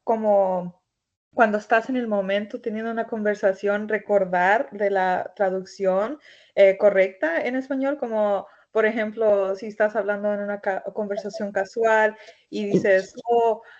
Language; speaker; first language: Spanish; early bilingual, heritage; Spanish